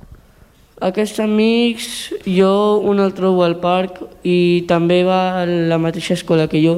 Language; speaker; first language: Catalan; early bilingual, other home language; Punjabi